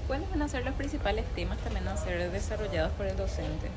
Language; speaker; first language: Spanish; native; Spanish